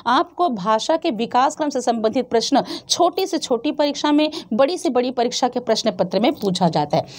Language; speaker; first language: Hindi; native; Hindi